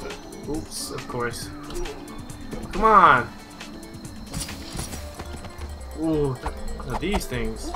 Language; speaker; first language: English; native; English